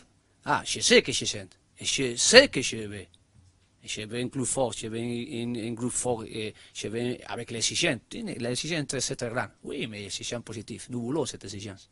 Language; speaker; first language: French; non-native, learner; Spanish